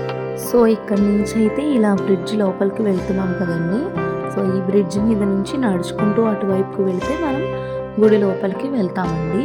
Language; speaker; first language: Telugu; native; Telugu